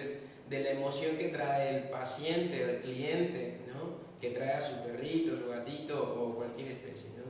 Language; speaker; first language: Spanish; native; Spanish